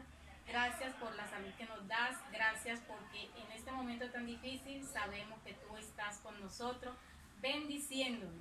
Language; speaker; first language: Spanish; native; Spanish